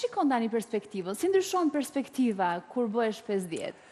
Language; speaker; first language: Albanian; native; Albanian